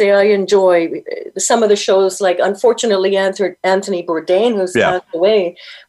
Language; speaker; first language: English; native; English